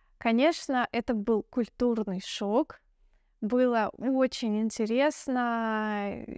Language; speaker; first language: Russian; native; Russian